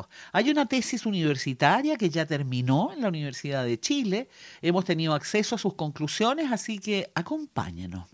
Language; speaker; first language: Spanish; native; Spanish